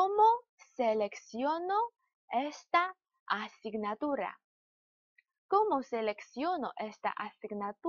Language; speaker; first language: Spanish; non-native, fluent; Chinese